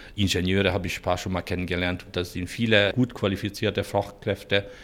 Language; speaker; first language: German; non-native, fluent; Hungarian